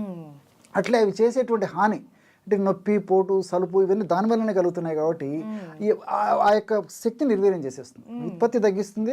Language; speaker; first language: Telugu; native; Telugu